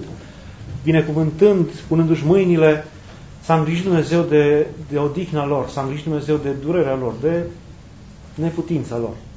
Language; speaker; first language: Romanian; native; Romanian